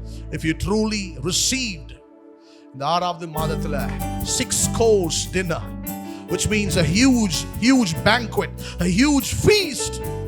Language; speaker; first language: English; non-native, local second language; Tamil